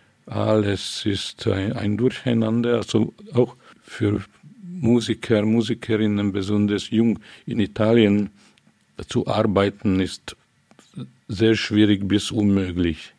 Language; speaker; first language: German; non-native, fluent; Hungarian